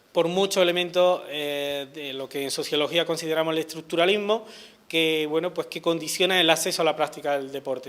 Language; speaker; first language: Spanish; native; Spanish